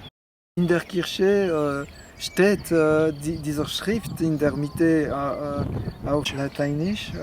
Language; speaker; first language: German; non-native, fluent; French